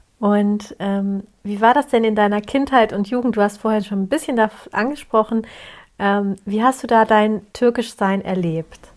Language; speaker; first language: German; early bilingual, other home language; Turkish